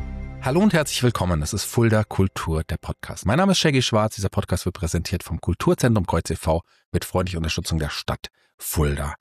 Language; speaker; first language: German; native; German